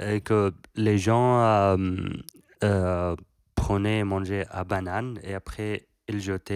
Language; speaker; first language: French; non-native, learner; Persian